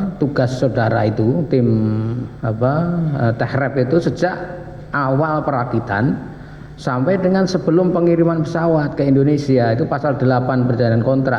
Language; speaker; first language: Indonesian; native; Indonesian